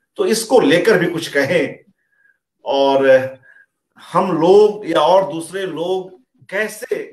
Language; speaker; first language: Hindi; native; Hindi